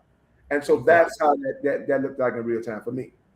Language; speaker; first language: English; native; English